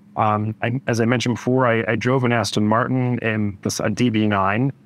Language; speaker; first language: English; native; English